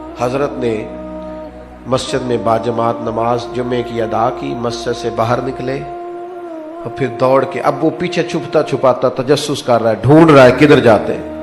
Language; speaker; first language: Urdu; non-native, local second language; Punjabi